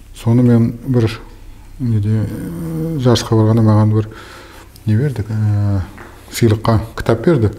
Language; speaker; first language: Kazakh; native; Kazakh